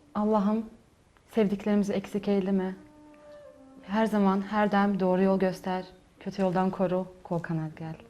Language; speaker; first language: Turkish; early bilingual, heritage; Uzbek